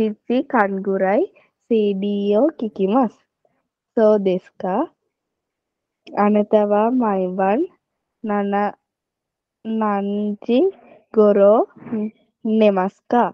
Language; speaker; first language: Japanese; non-native, learner; Sinhala